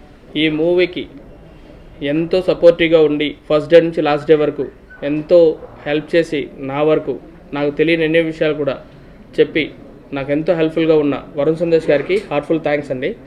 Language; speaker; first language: Telugu; native; Telugu